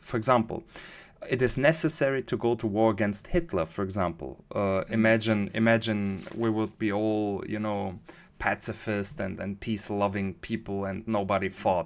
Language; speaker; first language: English; non-native, fluent; German